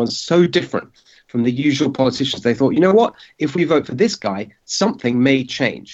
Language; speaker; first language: English; native; English